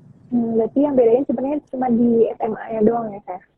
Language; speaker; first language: Indonesian; native; Indonesian